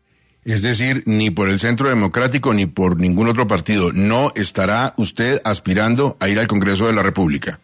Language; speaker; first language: Spanish; native; Spanish